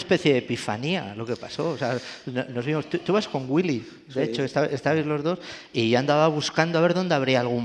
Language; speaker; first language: Spanish; native; Spanish